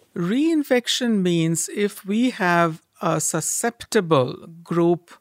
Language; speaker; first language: English; non-native, local second language; Bangla